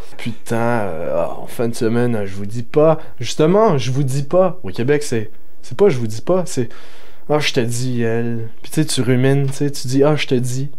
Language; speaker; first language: French; native; French